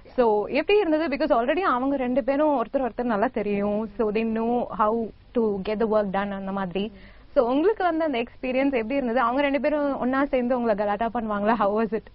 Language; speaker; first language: Tamil; native; Tamil